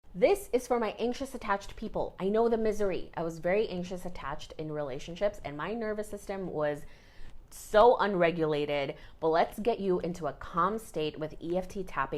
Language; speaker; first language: English; native; English